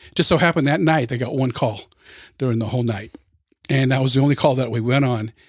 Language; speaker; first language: English; native; English